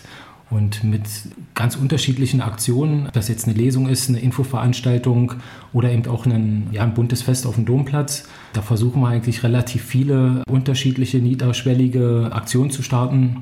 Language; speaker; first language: German; native; German